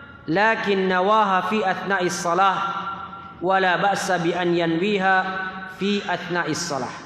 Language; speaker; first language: Arabic; non-native, fluent; Indonesian